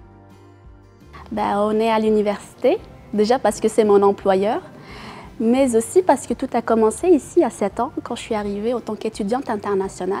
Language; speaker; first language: French; non-native, local second language; Arabic